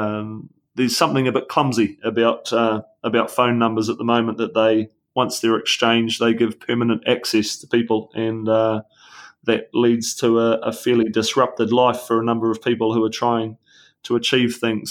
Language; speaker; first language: English; native; English